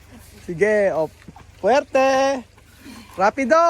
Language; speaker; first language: Spanish; non-native, learner; Filipino